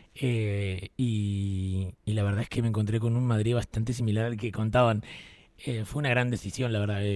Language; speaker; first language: Spanish; native; Spanish